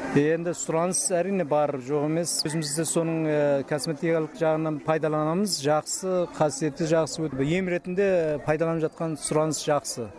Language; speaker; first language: Kazakh; early bilingual, heritage; Kazakh